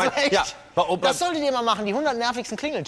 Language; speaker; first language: German; native; German